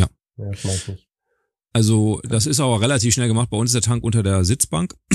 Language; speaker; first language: German; native; German